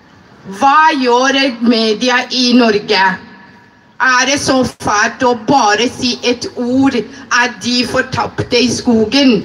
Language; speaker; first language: Norwegian; non-native, fluent; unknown